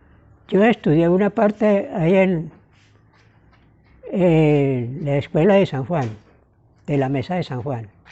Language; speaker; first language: Spanish; native; Spanish